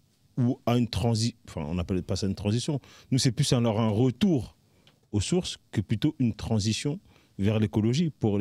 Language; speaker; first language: French; native; French